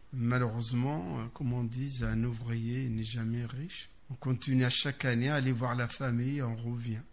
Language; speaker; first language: French; non-native, fluent; Arabic